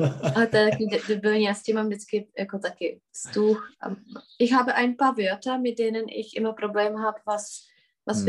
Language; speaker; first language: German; non-native, fluent; Czech